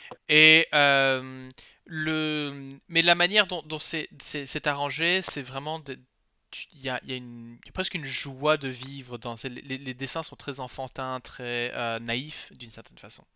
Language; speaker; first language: French; native; French